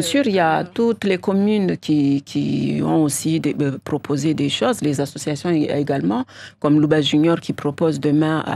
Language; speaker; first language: French; non-native, local second language; Comorian